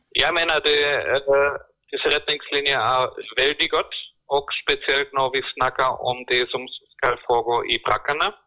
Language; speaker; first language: Norwegian; non-native, fluent; German